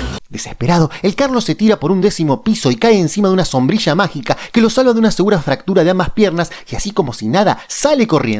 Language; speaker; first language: Spanish; native; Spanish